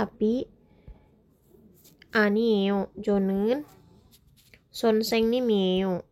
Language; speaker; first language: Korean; non-native, fluent; Indonesian